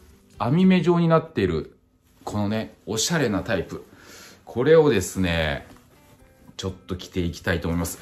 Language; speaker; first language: Japanese; native; Japanese